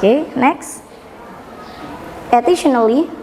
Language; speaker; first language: English; non-native, learner; Indonesian